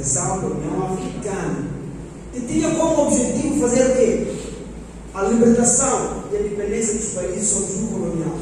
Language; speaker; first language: Portuguese; non-native, local second language; Upper Guinea Crioulo